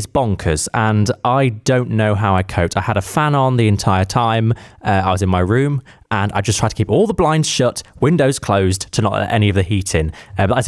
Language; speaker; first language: English; native; English